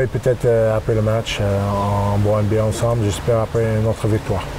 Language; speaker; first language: French; non-native, learner; English